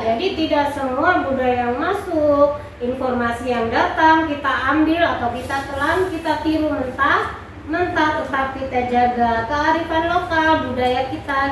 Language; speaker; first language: Indonesian; native; Indonesian